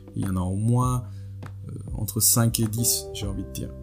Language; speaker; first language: French; non-native, local second language; Wolof